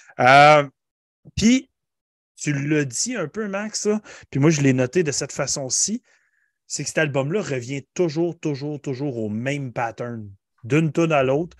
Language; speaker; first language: French; native; French